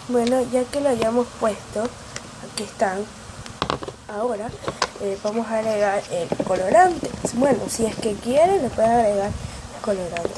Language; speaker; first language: Spanish; native; Spanish